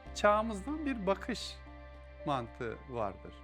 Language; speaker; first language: Turkish; native; Turkish